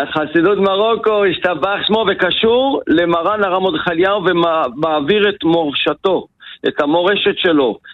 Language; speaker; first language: Hebrew; native; Hebrew